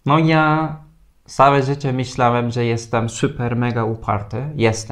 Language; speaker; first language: Polish; non-native, fluent; Turkish